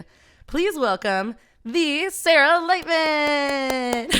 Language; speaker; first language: English; native; English